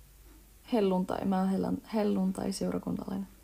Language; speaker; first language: Finnish; early bilingual, heritage; Finnish